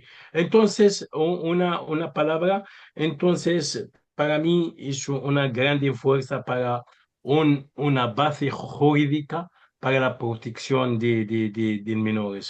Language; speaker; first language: Spanish; non-native, learner; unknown